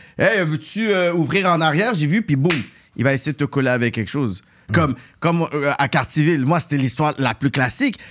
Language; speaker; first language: French; native; French